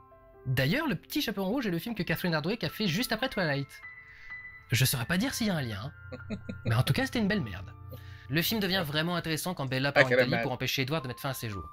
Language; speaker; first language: French; native; French